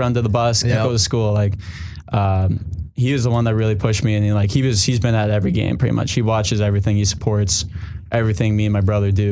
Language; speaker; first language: English; native; English